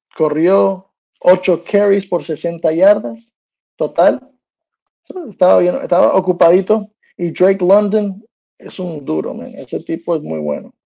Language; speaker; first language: Spanish; early bilingual, heritage; Spanish